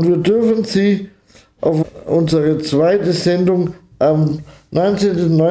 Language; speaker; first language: German; native; German